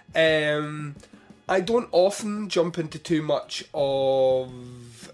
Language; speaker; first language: English; native; English